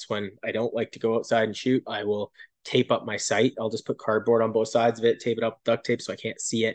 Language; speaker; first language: English; native; English